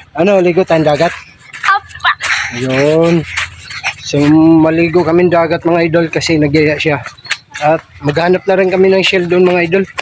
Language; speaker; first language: Filipino; non-native, local second language; Cebuano